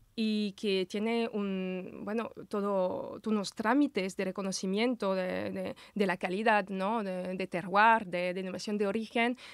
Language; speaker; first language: Spanish; non-native, fluent; French